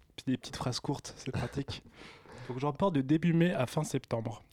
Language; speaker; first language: French; native; French